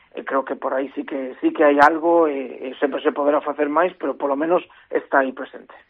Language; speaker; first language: Galician; native; Galician